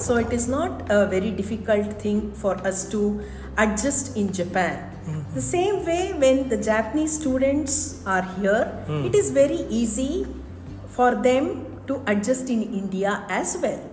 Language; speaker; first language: English; non-native, local second language; Kannada